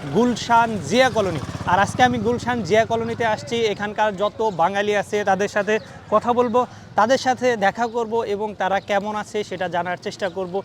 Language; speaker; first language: Bangla; native; Bangla